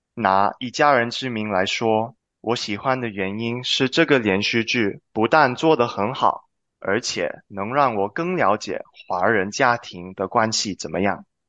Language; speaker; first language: Chinese; non-native, learner; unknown